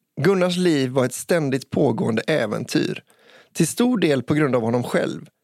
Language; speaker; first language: Swedish; native; Swedish